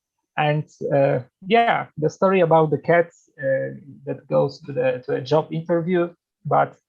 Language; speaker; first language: English; non-native, fluent; Polish